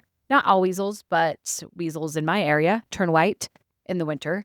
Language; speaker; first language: English; native; English